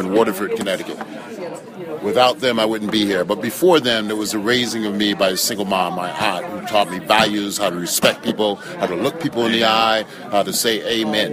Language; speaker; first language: English; native; English